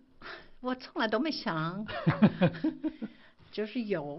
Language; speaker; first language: Chinese; non-native, fluent; English